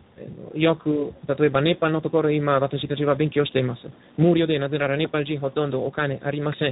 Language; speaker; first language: Japanese; non-native, learner; Italian